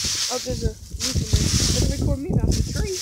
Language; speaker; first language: English; native; English